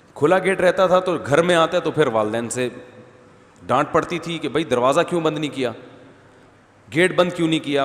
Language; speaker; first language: Urdu; native; Urdu